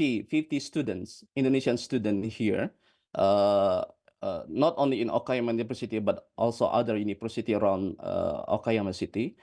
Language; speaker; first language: English; non-native, fluent; Indonesian